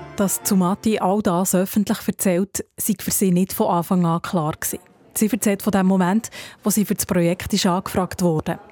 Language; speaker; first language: German; native; German